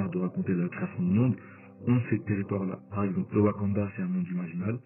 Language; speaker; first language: French; native; French